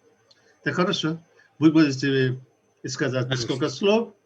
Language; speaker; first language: Russian; non-native, learner; Nepali